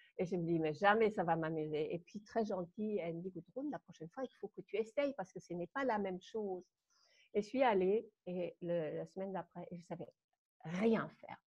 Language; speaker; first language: French; non-native, fluent; German